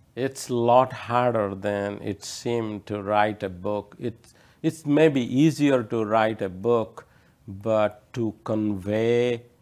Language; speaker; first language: English; non-native, local second language; Odia